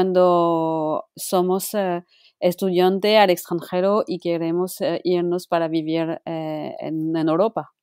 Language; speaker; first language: Spanish; non-native, local second language; French